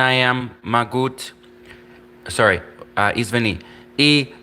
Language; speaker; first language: Russian; non-native, learner; English